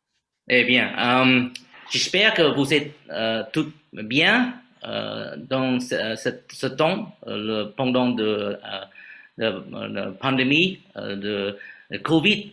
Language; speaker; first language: French; non-native, fluent; Vietnamese